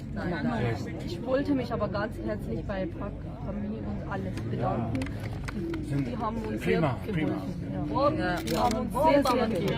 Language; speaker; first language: German; non-native, learner; Urdu